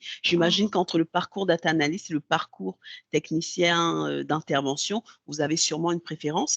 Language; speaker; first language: French; native; French